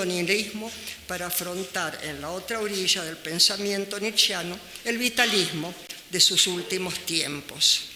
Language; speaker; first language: Spanish; native; Spanish